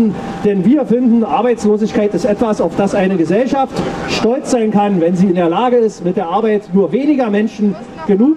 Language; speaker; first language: German; native; German